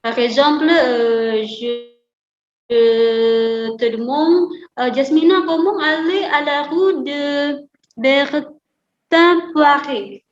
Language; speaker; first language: French; non-native, fluent; Indonesian